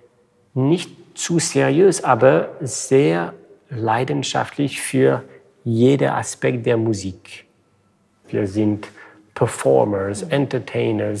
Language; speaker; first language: German; non-native, fluent; French